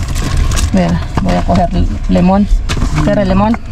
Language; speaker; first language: Spanish; non-native, fluent; Filipino